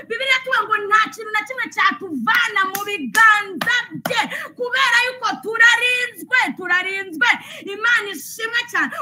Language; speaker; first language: Kinyarwanda; early bilingual, heritage; Kinyarwanda